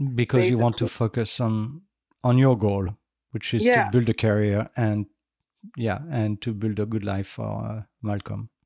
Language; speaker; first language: English; non-native, fluent; French